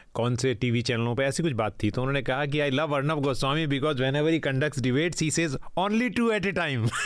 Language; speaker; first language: Hindi; native; Hindi